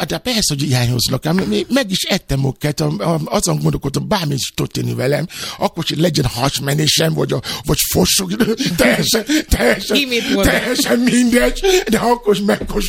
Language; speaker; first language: Hungarian; non-native, fluent; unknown